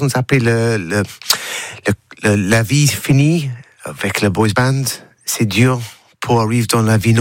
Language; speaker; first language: French; non-native, learner; English